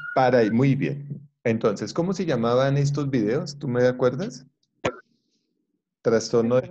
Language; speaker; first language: Spanish; native; Spanish